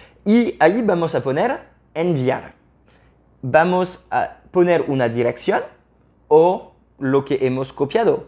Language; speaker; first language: Spanish; non-native, fluent; French